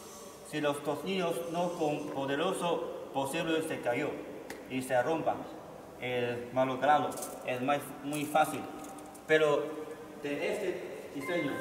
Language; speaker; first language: Spanish; non-native, learner; Chinese